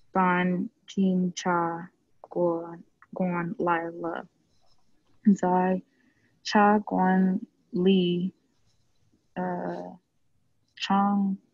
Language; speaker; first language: Chinese; non-native, learner; English